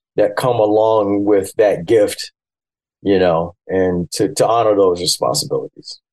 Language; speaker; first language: English; early bilingual, other home language; Yoruba